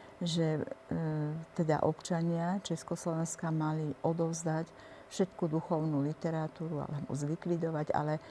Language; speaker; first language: Slovak; native; Slovak